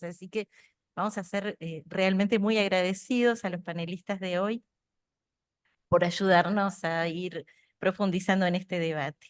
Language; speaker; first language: Spanish; native; Spanish